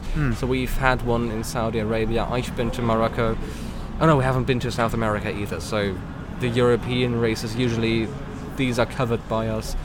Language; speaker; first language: English; non-native, fluent; German